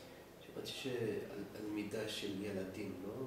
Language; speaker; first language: Hebrew; non-native, learner; English